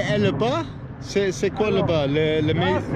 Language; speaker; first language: French; non-native, learner; English